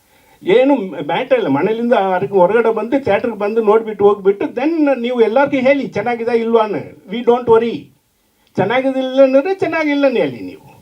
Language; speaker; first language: Kannada; non-native, fluent; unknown